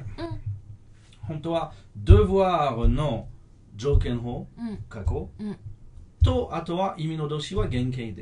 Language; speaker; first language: Japanese; non-native, fluent; French